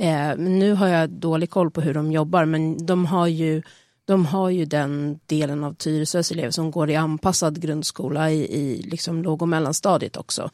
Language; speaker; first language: Swedish; native; Swedish